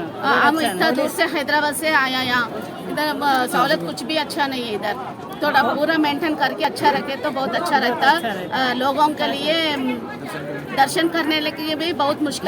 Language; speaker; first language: Hindi; non-native, local second language; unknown